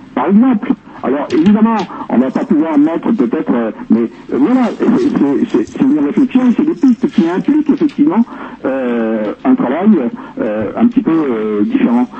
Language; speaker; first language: French; native; French